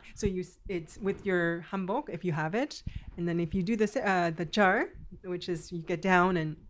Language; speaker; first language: English; native; English